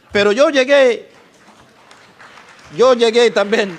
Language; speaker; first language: Spanish; non-native, learner; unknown